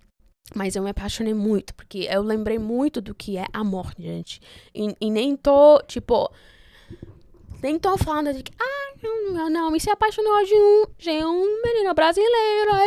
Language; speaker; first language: Portuguese; non-native, fluent; Spanish